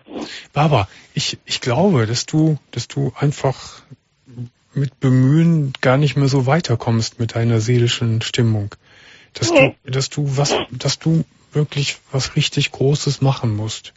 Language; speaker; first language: German; native; German